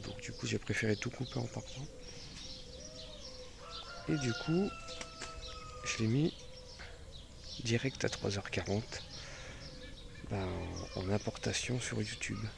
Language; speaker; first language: French; native; French